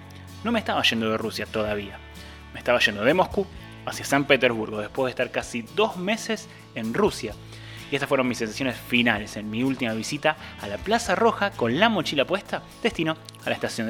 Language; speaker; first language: Spanish; native; Spanish